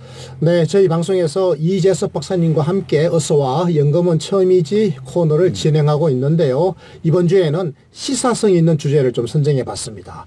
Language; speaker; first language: Korean; native; Korean